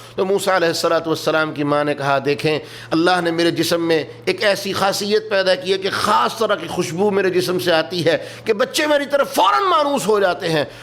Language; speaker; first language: Urdu; native; Urdu